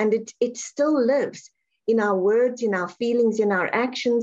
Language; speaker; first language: English; native; English